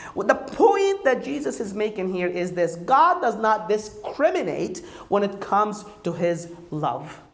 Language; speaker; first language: English; non-native, fluent; Arabic